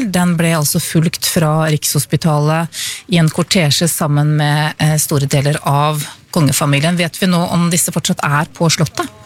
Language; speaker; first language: Norwegian; native; Norwegian